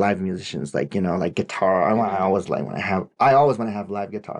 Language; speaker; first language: English; non-native, fluent; Japanese